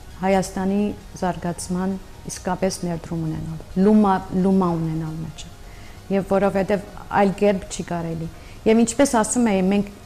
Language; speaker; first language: Armenian; early bilingual, heritage; Armenian